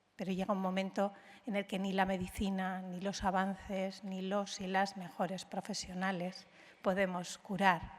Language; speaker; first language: Spanish; native; Spanish